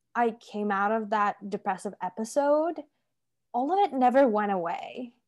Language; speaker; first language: English; non-native, fluent; Turkish